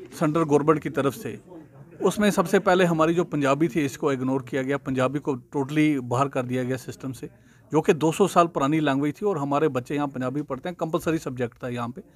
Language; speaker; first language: Hindi; non-native, local second language; Punjabi